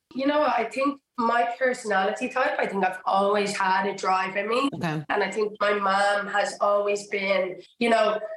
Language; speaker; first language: English; native; English